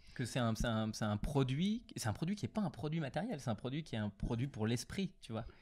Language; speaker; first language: French; native; French